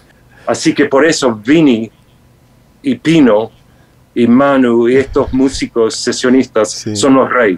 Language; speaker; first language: Spanish; non-native, fluent; English